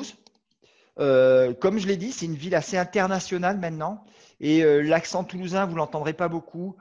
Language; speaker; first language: French; native; French